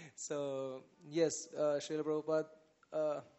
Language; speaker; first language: English; non-native, local second language; Marathi